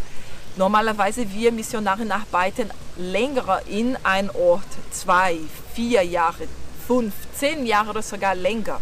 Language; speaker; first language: German; non-native, learner; Portuguese